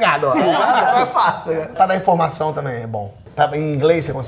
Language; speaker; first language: Portuguese; native; Portuguese